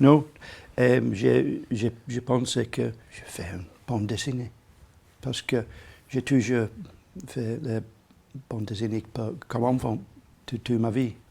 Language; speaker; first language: French; non-native, learner; English